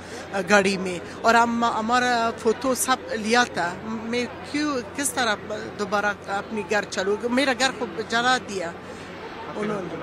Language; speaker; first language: Hindi; non-native, learner; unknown